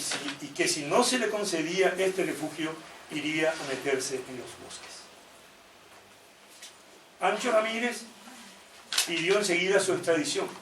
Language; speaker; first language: Spanish; native; Spanish